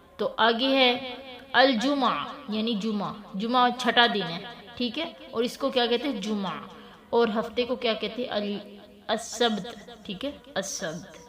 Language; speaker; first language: Urdu; native; Urdu